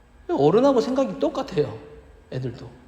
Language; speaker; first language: Korean; native; Korean